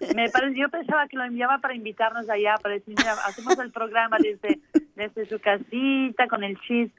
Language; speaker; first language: Spanish; native; Spanish